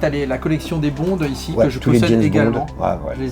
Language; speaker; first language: French; native; French